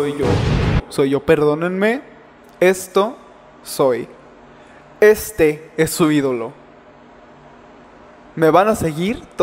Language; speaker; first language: Spanish; native; Spanish